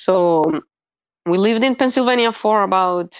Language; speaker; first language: English; early bilingual, other home language; Spanish